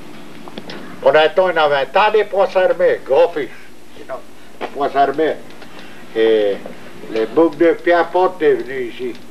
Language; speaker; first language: French; native; French